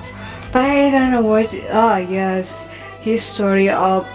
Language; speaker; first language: English; non-native, learner; Indonesian